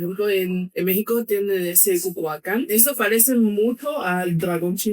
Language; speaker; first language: Spanish; non-native, fluent; Chinese